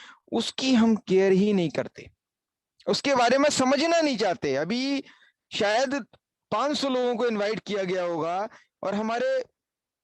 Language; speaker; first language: Hindi; native; Hindi